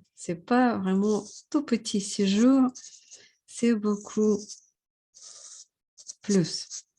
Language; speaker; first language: French; non-native, fluent; Russian